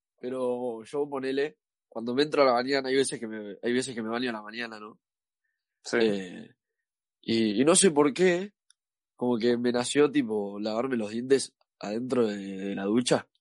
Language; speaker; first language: Spanish; native; Spanish